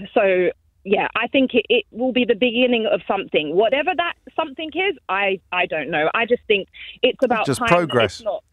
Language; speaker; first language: English; native; English